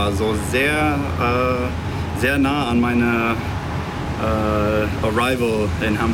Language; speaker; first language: German; non-native, fluent; English